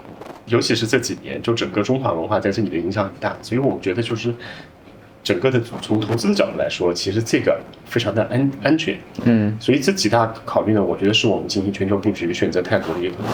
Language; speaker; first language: Chinese; native; Chinese